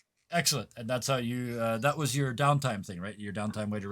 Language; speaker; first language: English; native; English